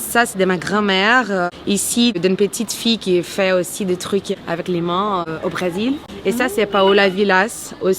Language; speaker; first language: French; non-native, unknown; Portuguese